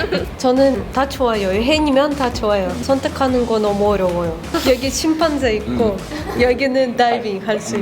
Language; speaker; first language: Korean; non-native, fluent; Russian